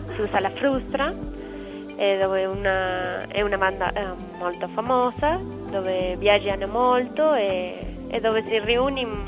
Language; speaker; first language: Italian; non-native, learner; Spanish